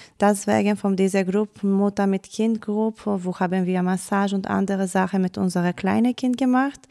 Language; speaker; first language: German; non-native, learner; Greek